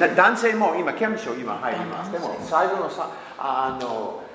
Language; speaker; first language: Japanese; non-native, learner; English